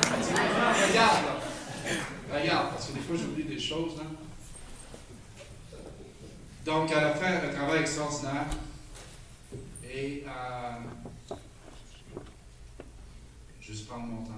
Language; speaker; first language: French; native; French